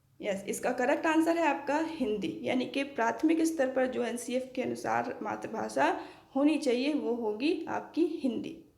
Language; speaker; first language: Hindi; native; Hindi